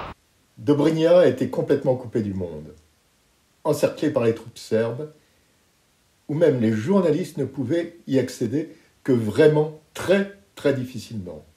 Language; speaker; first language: French; native; French